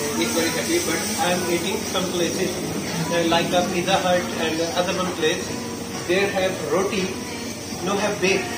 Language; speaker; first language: English; non-native, local second language; Urdu